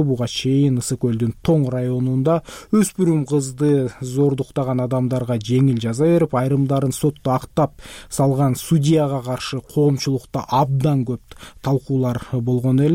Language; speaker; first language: Kyrgyz; native; Kyrgyz